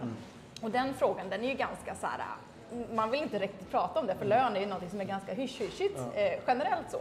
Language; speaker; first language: Swedish; native; Swedish